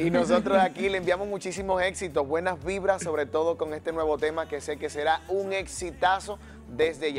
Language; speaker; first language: Spanish; native; Spanish